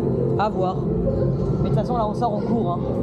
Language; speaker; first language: French; native; French